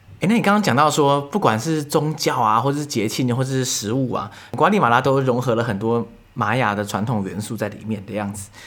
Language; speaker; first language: Chinese; native; Chinese